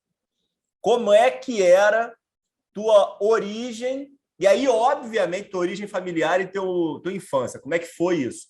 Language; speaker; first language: Portuguese; native; Portuguese